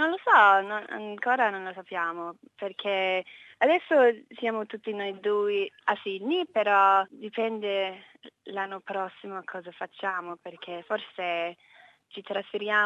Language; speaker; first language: Italian; non-native, learner; English